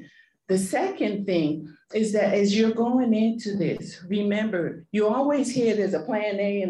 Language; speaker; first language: English; non-native, fluent; Spanish